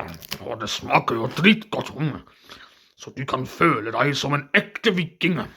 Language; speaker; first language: Norwegian; non-native, learner; German